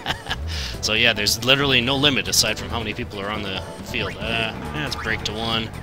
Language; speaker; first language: English; native; English